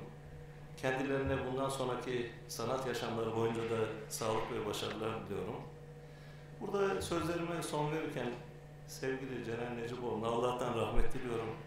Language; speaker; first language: Turkish; native; Turkish